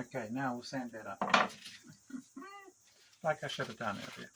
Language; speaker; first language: English; native; English